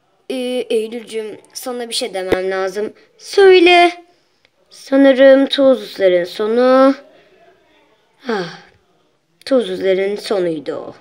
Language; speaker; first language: Turkish; native; Turkish